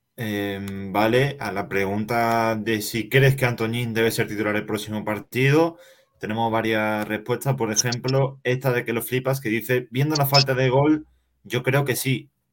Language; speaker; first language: Spanish; native; Spanish